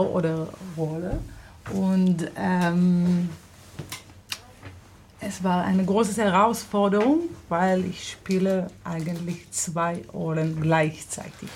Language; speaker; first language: German; non-native, fluent; Hebrew